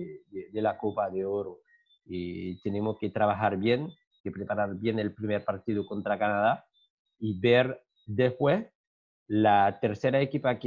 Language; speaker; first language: Spanish; non-native, learner; French